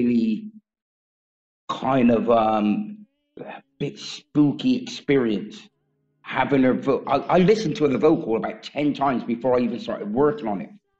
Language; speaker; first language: English; native; English